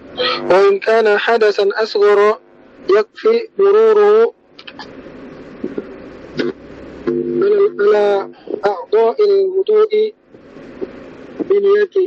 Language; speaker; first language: Arabic; non-native, learner; Indonesian